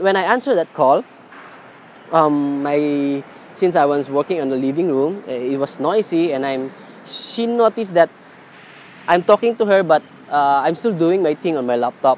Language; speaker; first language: English; non-native, local second language; Filipino